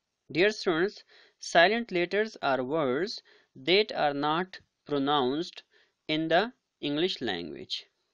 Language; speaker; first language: English; non-native, local second language; Urdu